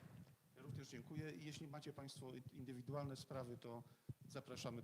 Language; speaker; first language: Polish; native; Polish